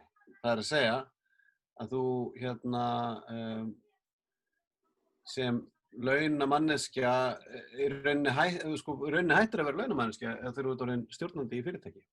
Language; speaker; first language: Icelandic; native; Icelandic